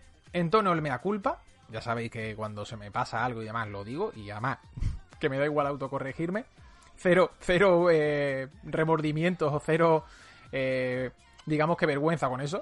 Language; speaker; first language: Spanish; native; Spanish